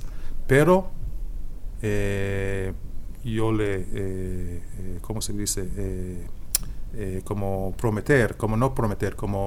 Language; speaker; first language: Spanish; non-native, learner; Hebrew